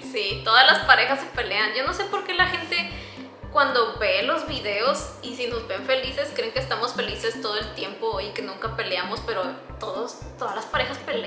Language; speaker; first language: Spanish; native; Spanish